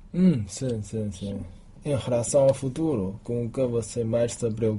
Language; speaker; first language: Portuguese; non-native, fluent; Chinese